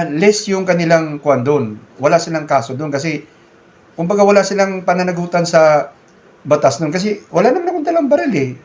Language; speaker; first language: Filipino; non-native, local second language; Cebuano